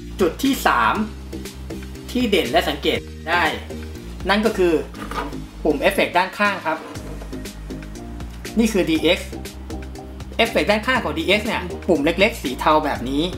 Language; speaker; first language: Thai; native; Thai